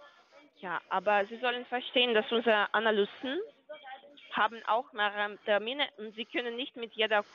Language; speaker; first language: German; non-native, learner; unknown